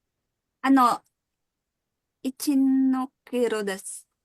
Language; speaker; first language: Japanese; non-native, learner; Filipino